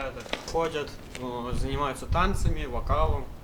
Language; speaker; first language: Russian; native; Russian